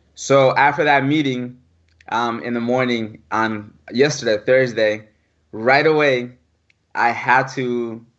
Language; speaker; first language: English; early bilingual, other home language; French